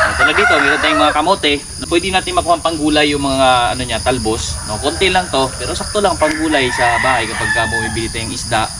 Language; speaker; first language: Filipino; non-native, local second language; Cebuano